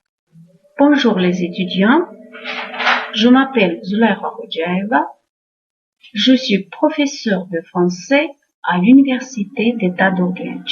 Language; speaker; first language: French; non-native, fluent; Uzbek